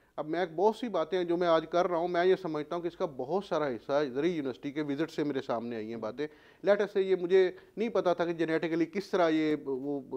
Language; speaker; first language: Urdu; non-native, local second language; Punjabi